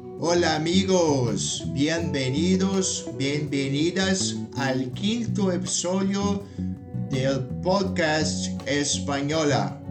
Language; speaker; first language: Spanish; non-native, fluent; Portuguese